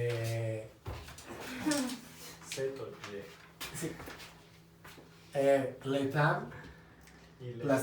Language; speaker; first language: French; non-native, learner; Spanish